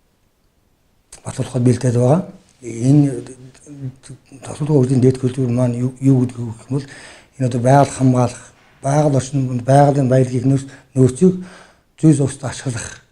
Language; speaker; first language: Mongolian; non-native, local second language; Kazakh